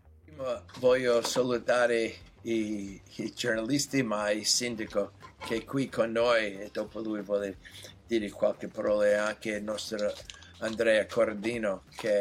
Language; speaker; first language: Italian; non-native, learner; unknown